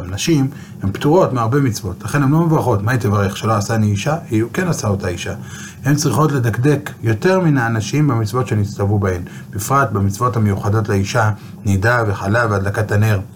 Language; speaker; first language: Hebrew; native; Hebrew